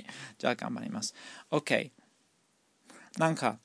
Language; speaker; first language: Japanese; non-native, fluent; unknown